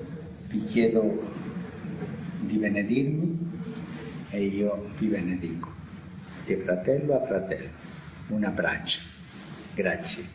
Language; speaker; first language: Italian; non-native, fluent; Spanish